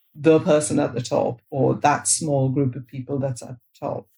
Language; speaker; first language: English; non-native, local second language; Bangla